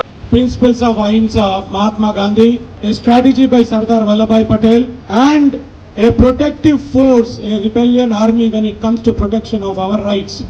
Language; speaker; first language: English; non-native, local second language; Telugu